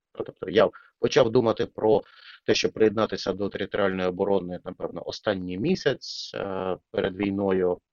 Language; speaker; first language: Ukrainian; non-native, local second language; Russian